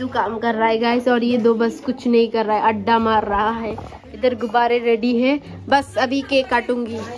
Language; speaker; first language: Hindi; non-native, local second language; Bangla